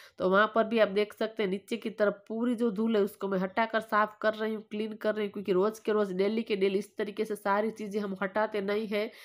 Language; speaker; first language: Hindi; non-native, local second language; Gujarati